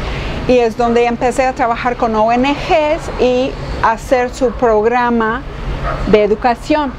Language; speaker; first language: Spanish; non-native, fluent; English